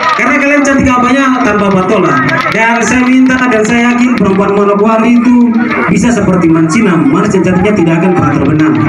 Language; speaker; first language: Indonesian; native; Indonesian